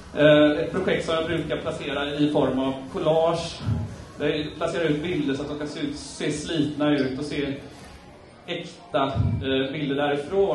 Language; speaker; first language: Swedish; native; Swedish